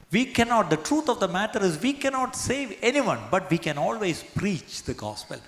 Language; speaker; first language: English; non-native, local second language; Malayalam